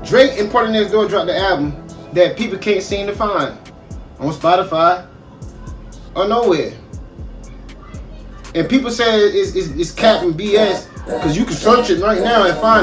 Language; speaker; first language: English; native; English